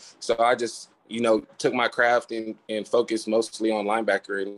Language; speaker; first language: English; native; English